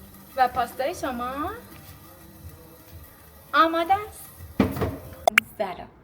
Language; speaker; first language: Persian; native; Persian